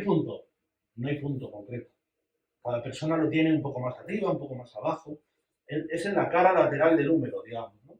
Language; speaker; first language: Spanish; native; Spanish